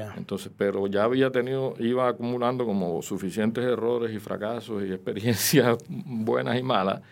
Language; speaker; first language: Spanish; native; Spanish